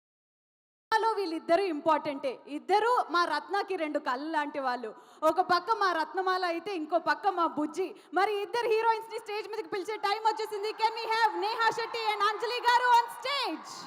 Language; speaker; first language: Telugu; native; Telugu